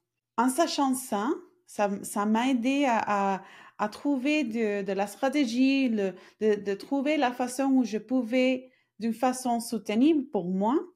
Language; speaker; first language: French; non-native, fluent; Spanish